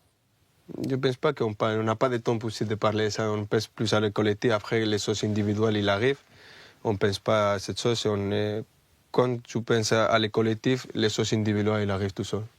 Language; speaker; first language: French; non-native, fluent; Spanish